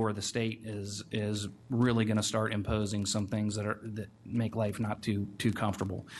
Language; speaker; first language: English; native; English